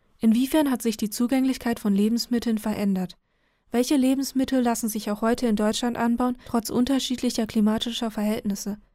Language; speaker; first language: German; early bilingual, other home language; Vietnamese